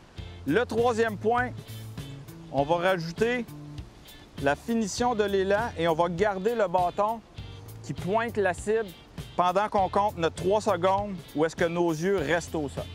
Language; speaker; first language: French; native; French